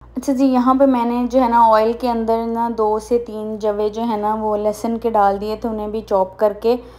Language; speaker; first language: Urdu; native; Urdu